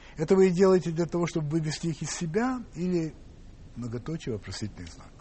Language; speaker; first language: Russian; non-native, fluent; English